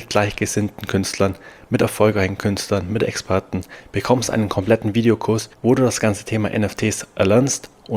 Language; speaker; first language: German; native; German